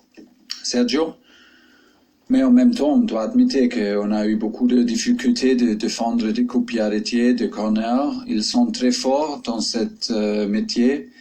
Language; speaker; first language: French; non-native, fluent; German